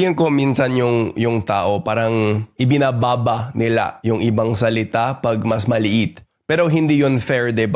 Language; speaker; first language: Filipino; non-native, fluent; English